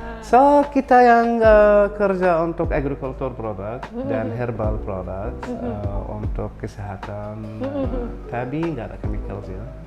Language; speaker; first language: Indonesian; non-native, learner; Arabic